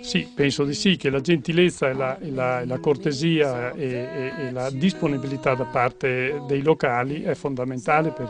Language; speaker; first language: Italian; native; Italian